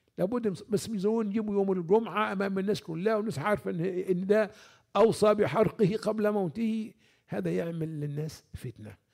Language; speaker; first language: Arabic; native; Arabic